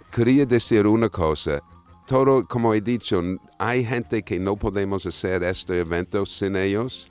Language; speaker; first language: Spanish; non-native, fluent; English